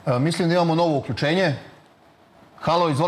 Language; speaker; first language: Serbian; native; Serbian